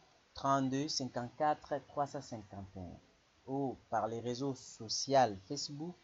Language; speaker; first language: French; non-native, local second language; Lingala